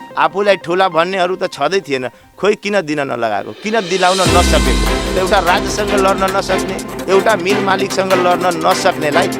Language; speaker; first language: Nepali; non-native, local second language; Maithili